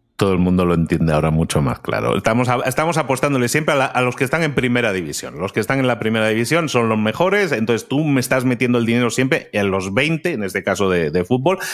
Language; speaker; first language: Spanish; native; Spanish